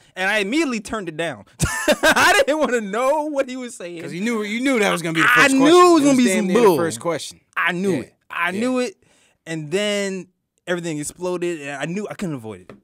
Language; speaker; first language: English; native; English